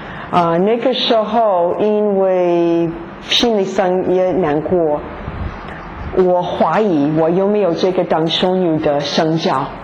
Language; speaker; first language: Chinese; non-native, fluent; English